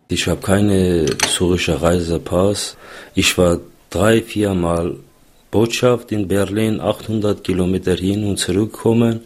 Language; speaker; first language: German; non-native, learner; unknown